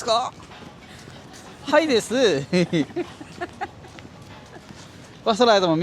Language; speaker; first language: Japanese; non-native, fluent; Nepali